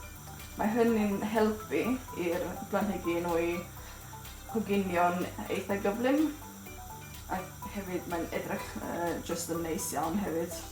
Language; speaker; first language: Welsh; non-native, learner; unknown